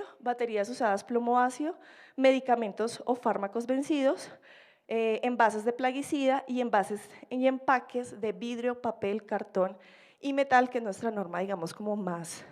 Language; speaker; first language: Spanish; native; Spanish